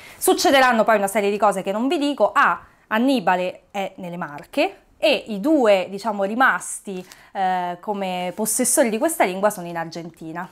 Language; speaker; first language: Italian; native; Italian